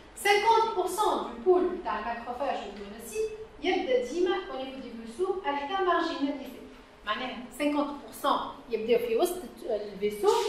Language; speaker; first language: French; non-native, local second language; Arabic